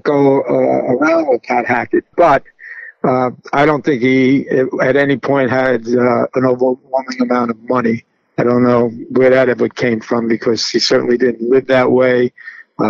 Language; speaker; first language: English; native; English